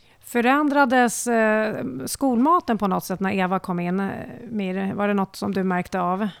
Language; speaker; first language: Swedish; native; Swedish